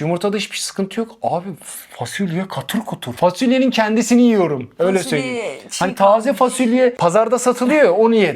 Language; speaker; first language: Turkish; non-native, fluent; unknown